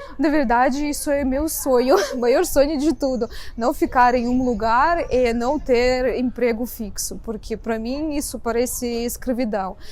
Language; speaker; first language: Portuguese; non-native, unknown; Russian